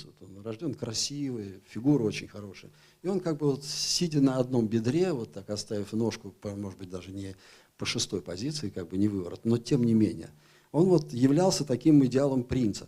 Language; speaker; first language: Russian; native; Russian